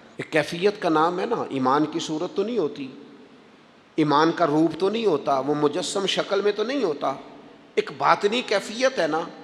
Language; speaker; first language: Urdu; non-native, local second language; Punjabi